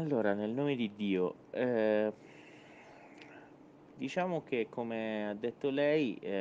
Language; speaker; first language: Italian; non-native, fluent; Persian